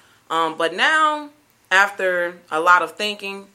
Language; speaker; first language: English; native; English